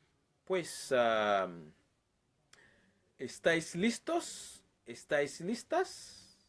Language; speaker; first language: Spanish; non-native, learner; Haitian Creole